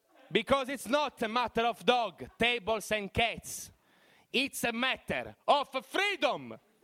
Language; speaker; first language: English; non-native, learner; Italian